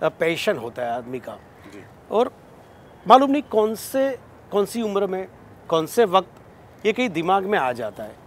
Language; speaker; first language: Hindi; non-native, local second language; Gujarati